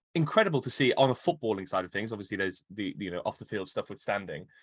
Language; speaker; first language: English; native; English